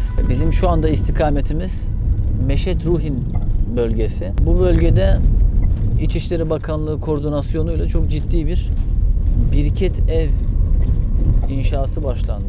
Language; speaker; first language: Turkish; native; Turkish